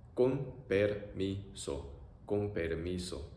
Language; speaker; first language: Spanish; non-native, fluent; English